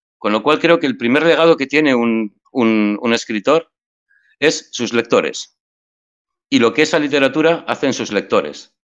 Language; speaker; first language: Spanish; native; Spanish